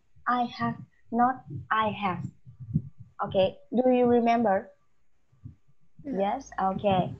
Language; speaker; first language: English; non-native, learner; Vietnamese